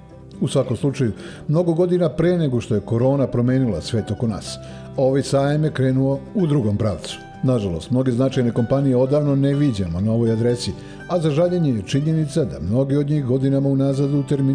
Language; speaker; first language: Serbian; native; Serbian